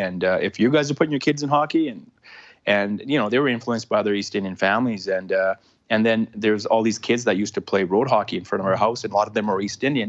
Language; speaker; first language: English; non-native, fluent; Punjabi